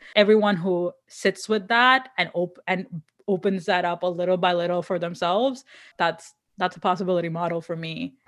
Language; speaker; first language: English; non-native, local second language; Hindi